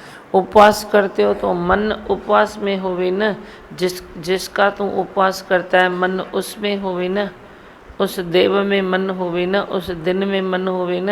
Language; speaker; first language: Hindi; non-native, local second language; Sindhi